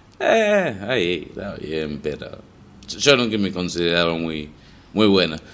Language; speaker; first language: Spanish; non-native, fluent; English